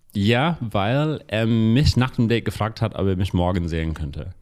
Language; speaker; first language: German; non-native, fluent; English